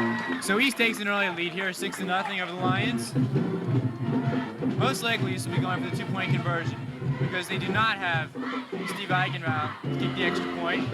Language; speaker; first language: English; native; English